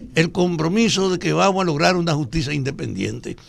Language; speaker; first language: Spanish; native; Spanish